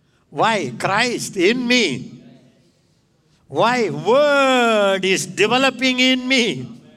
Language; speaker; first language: English; non-native, local second language; Tamil